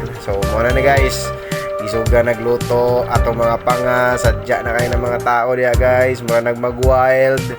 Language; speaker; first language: Cebuano; native; Cebuano